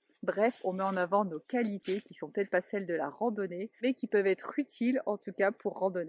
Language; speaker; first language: French; native; French